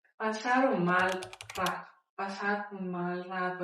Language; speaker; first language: Spanish; non-native, fluent; Ukrainian